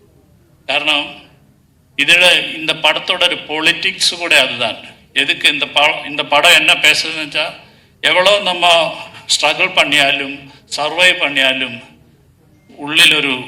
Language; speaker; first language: Tamil; non-native, learner; Malayalam